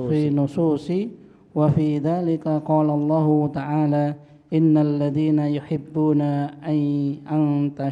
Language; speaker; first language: Arabic; non-native, learner; Indonesian